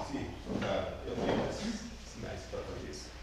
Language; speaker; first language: Portuguese; non-native, fluent; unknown